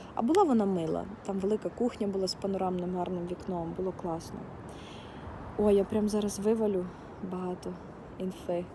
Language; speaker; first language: Ukrainian; non-native, local second language; Russian